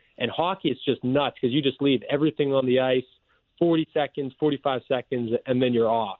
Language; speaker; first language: English; native; English